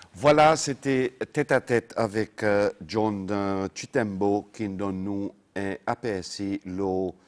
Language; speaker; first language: French; non-native, local second language; Seselwa Creole French